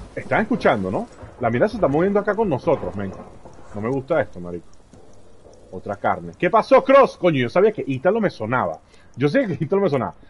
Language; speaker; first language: Spanish; native; Spanish